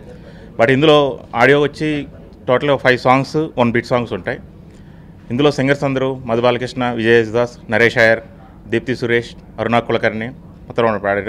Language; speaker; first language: Telugu; native; Telugu